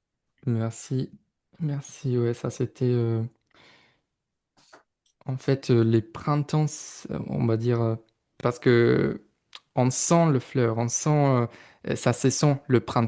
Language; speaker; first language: French; non-native, fluent; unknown